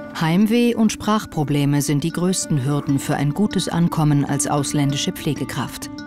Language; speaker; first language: German; native; German